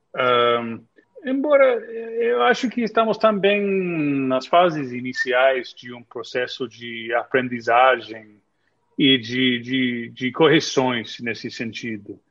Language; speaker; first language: Portuguese; non-native, fluent; English